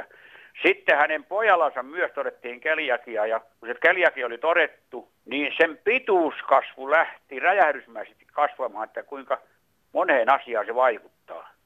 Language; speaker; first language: Finnish; native; Finnish